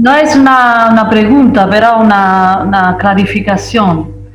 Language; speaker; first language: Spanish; non-native, fluent; Italian